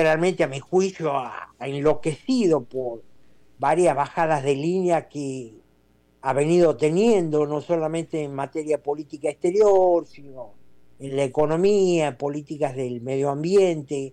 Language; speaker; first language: Spanish; native; Spanish